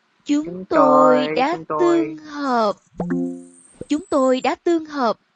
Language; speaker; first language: Vietnamese; non-native, learner; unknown